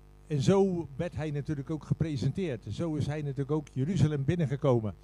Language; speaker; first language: Dutch; native; Dutch